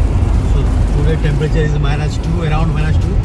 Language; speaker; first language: English; non-native, local second language; Hindi